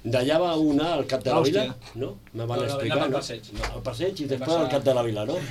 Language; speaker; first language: Catalan; native; Catalan